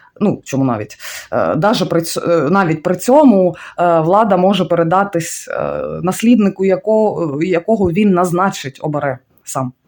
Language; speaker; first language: Ukrainian; non-native, local second language; Russian